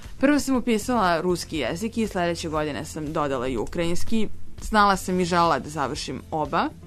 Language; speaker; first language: Serbian; native; Serbian